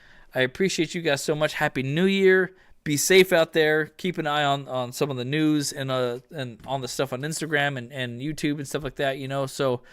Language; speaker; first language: English; native; English